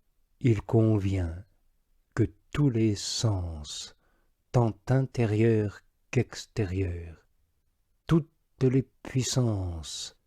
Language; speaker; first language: French; native; French